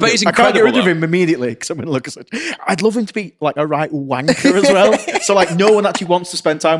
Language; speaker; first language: English; native; English